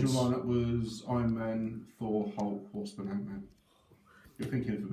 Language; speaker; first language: English; native; English